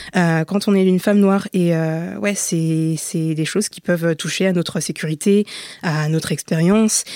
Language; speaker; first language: French; native; French